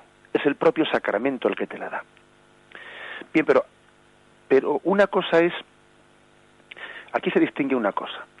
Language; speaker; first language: Spanish; native; Spanish